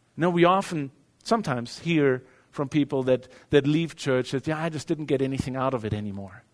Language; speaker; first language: English; non-native, fluent; German